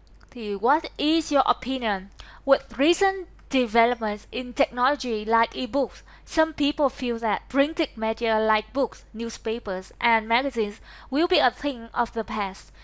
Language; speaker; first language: English; non-native, learner; Vietnamese